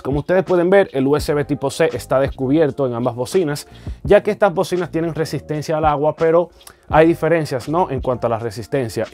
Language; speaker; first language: Spanish; native; Spanish